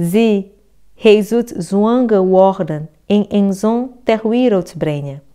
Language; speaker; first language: Dutch; non-native, fluent; Portuguese